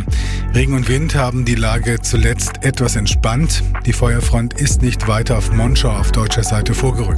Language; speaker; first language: German; native; German